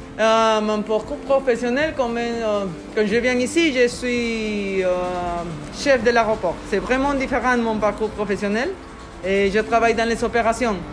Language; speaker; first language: French; non-native, learner; Spanish